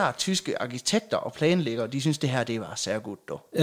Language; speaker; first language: Danish; native; Danish